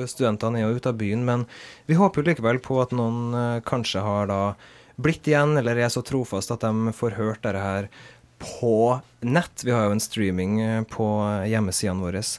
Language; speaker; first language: Norwegian; native; Norwegian